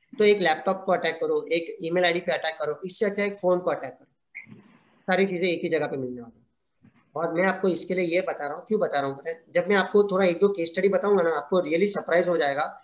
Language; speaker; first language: Hindi; non-native, local second language; Gujarati